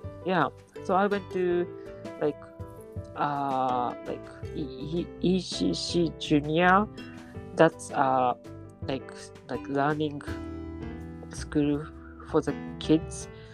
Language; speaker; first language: English; non-native, fluent; Japanese